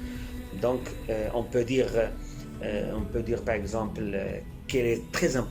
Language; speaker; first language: French; non-native, fluent; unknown